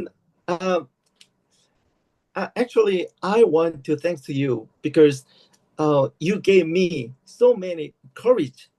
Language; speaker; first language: English; non-native, learner; Korean